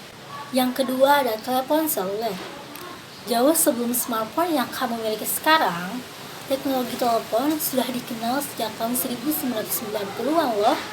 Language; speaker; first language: Indonesian; native; Indonesian